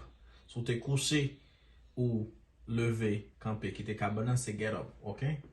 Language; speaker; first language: French; non-native, local second language; Haitian Creole